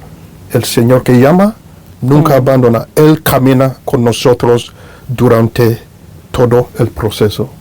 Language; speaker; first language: Spanish; non-native, fluent; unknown